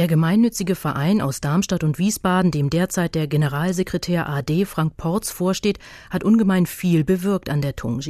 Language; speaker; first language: German; native; German